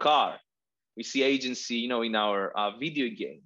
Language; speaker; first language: English; non-native, fluent; Greek